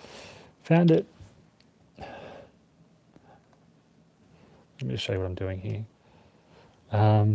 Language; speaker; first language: English; native; English